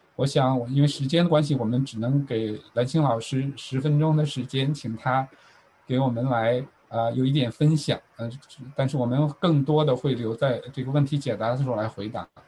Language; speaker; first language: Chinese; native; Chinese